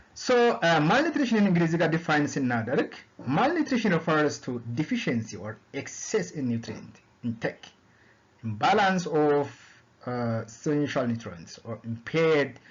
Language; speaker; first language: English; non-native, local second language; Amharic